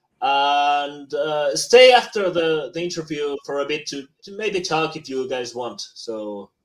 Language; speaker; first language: English; non-native, fluent; Spanish